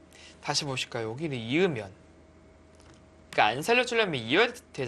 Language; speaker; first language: Korean; native; Korean